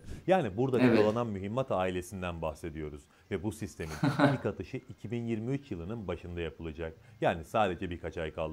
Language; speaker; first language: Turkish; native; Turkish